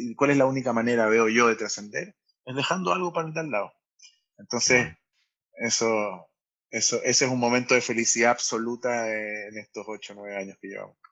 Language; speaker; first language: Spanish; native; Spanish